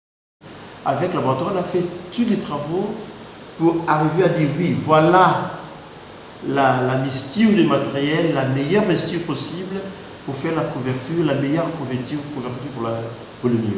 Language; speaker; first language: French; non-native, fluent; Portuguese